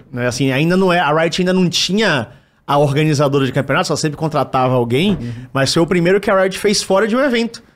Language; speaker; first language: Portuguese; native; Portuguese